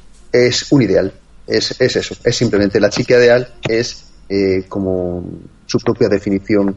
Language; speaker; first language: Spanish; native; Spanish